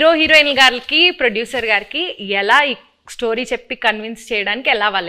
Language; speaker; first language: Telugu; native; Telugu